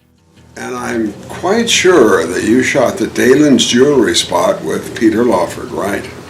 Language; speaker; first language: English; native; English